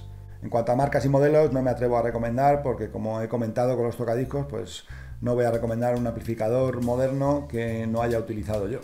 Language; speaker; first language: Spanish; native; Spanish